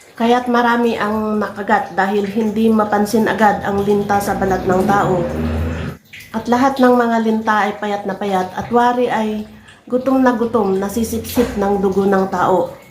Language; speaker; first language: Filipino; native; Filipino